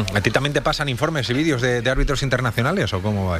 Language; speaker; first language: Spanish; native; Spanish